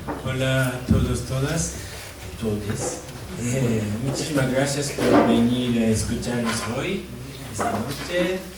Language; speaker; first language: Spanish; non-native, fluent; Japanese